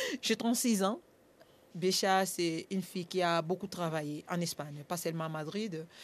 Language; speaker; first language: French; non-native, local second language; Lingala